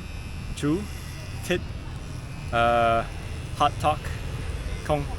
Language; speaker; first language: Vietnamese; non-native, learner; English